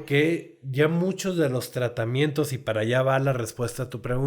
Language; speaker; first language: Spanish; native; Spanish